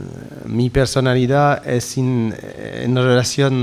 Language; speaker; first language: Spanish; non-native, learner; French